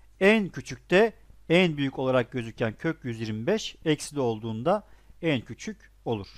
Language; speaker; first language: Turkish; native; Turkish